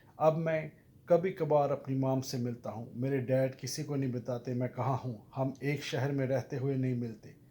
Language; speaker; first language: Urdu; non-native, local second language; Punjabi